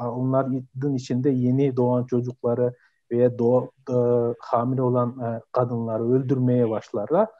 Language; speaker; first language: Turkish; non-native, fluent; Kyrgyz